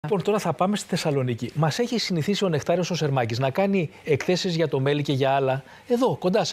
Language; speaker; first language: Greek; native; Greek